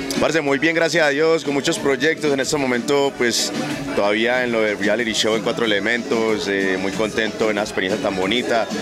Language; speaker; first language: Spanish; early bilingual, heritage; Spanish